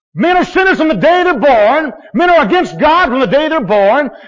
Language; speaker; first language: English; native; English